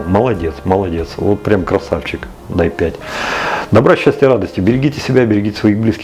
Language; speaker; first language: Russian; native; Russian